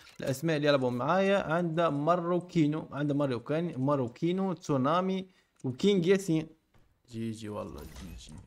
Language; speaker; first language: Arabic; native; Arabic